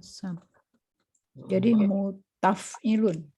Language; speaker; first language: Arabic; non-native, learner; Indonesian